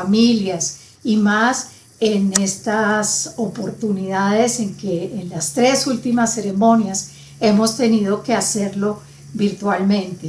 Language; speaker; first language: Spanish; native; Spanish